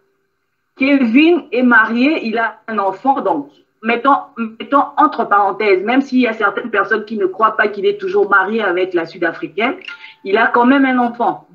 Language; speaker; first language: French; non-native, local second language; Lingala